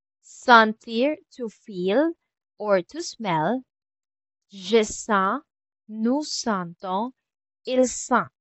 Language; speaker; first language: French; non-native, fluent; Filipino